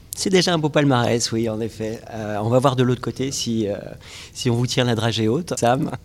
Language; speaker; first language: French; native; French